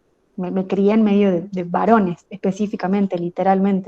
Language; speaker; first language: Spanish; native; Spanish